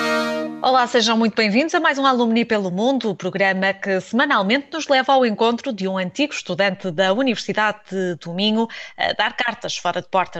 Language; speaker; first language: Portuguese; native; Portuguese